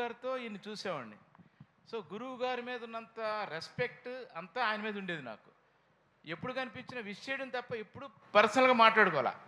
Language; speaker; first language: Telugu; native; Telugu